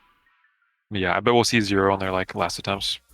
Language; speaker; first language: English; native; English